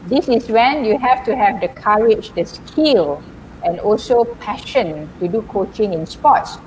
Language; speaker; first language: English; non-native, local second language; Malay